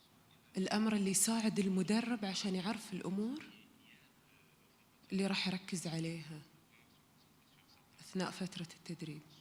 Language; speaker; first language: Arabic; native; Arabic